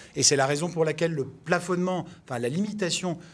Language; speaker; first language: French; native; French